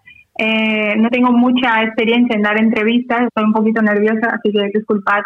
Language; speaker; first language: Spanish; non-native, fluent; Portuguese